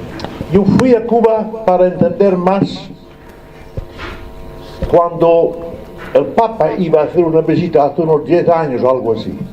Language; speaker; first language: Spanish; non-native, fluent; Dutch